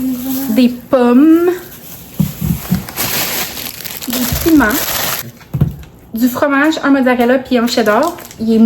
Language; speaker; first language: French; native; French